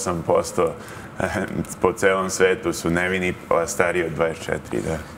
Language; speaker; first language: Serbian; early bilingual, heritage; Serbian